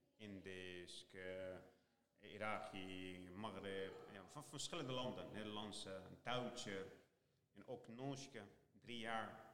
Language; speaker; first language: Dutch; non-native, learner; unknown